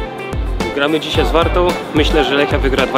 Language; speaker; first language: Polish; non-native, learner; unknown